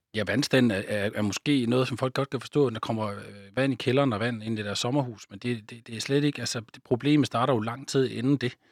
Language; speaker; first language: Danish; native; Danish